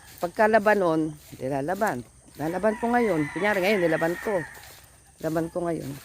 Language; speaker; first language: Filipino; non-native, local second language; Pampanga